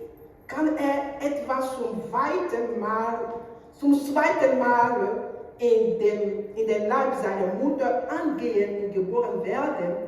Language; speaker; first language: German; non-native, learner; French